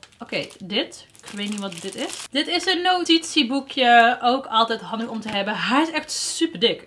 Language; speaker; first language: Dutch; early bilingual, other home language; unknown